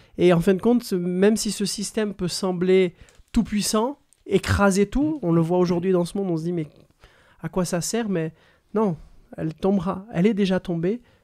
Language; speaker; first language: French; native; French